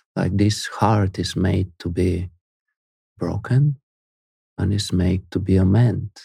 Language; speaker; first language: English; non-native, fluent; Spanish